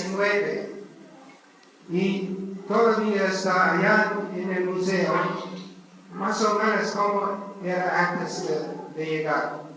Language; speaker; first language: Spanish; non-native, learner; English